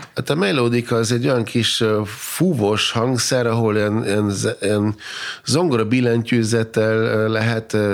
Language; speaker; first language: Hungarian; non-native, fluent; German